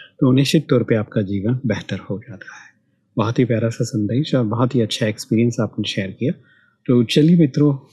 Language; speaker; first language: Hindi; native; Hindi